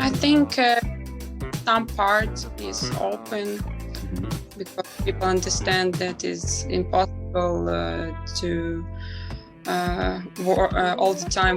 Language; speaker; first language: English; non-native, learner; Ukrainian